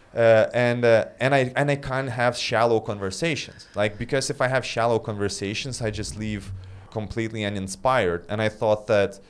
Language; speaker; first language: English; non-native, fluent; Lithuanian